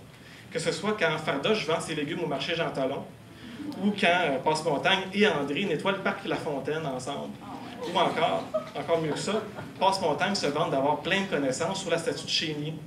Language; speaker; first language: French; native; French